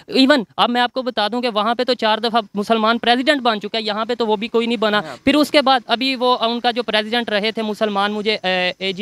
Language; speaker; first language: Urdu; native; Urdu